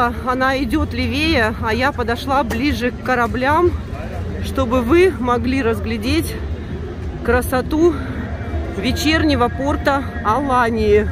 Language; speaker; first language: Russian; native; Russian